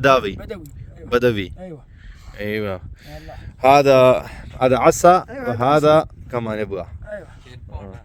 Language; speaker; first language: Arabic; non-native, learner; Malayalam